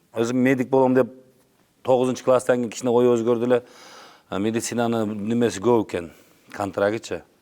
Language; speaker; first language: Kyrgyz; non-native, local second language; Uzbek